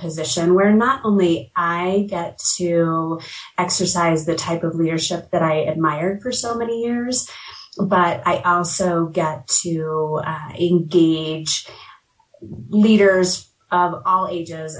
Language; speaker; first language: English; native; English